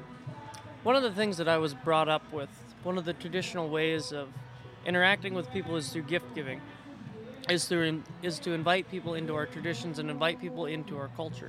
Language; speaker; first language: English; native; English